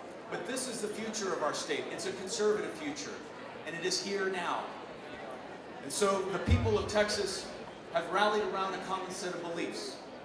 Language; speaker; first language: English; early bilingual, other home language; Spanish